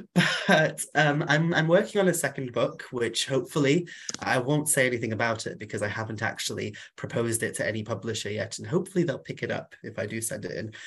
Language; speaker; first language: English; non-native, local second language; Welsh